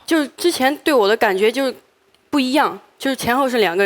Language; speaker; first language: Chinese; native; Chinese